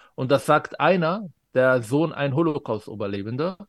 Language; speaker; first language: German; non-native, fluent; Arabic